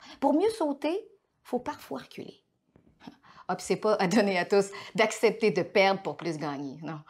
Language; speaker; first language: French; native; French